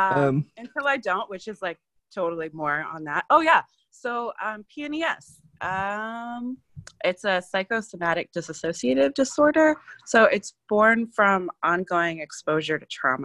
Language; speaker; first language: English; native; English